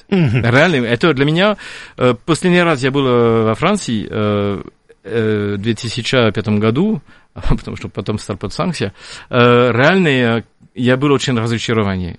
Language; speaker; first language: Russian; non-native, fluent; French